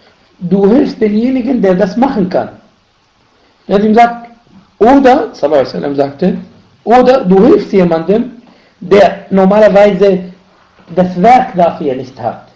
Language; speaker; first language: German; non-native, fluent; Arabic